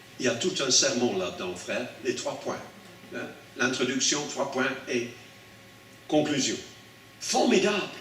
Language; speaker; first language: French; non-native, fluent; English